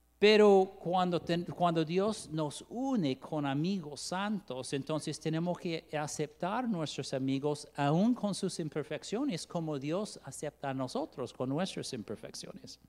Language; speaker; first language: Spanish; non-native, fluent; English